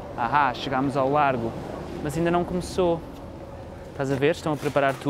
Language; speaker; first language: Portuguese; native; Portuguese